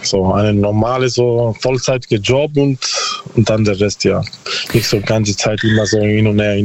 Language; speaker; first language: German; non-native, learner; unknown